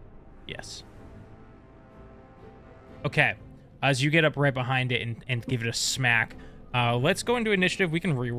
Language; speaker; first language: English; native; English